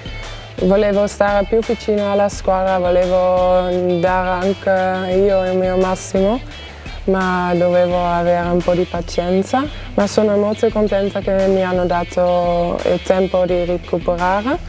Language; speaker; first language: Italian; non-native, fluent; Dutch